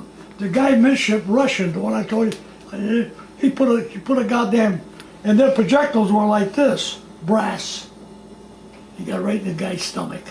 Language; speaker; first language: English; native; English